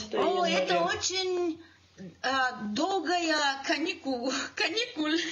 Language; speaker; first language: Russian; non-native, learner; Bulgarian